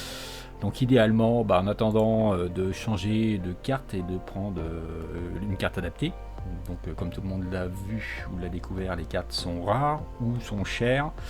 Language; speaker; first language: French; native; French